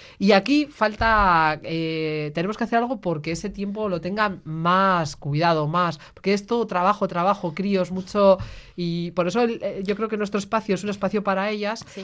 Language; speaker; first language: Spanish; native; Spanish